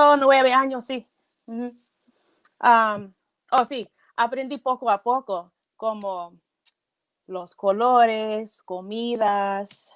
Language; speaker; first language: Spanish; non-native, fluent; English